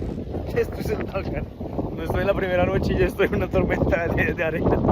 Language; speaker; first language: Spanish; native; Spanish